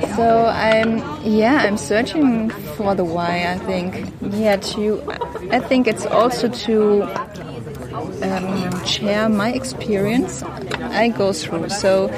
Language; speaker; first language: English; non-native, learner; German